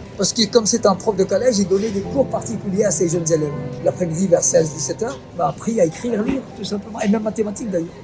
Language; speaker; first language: French; non-native, fluent; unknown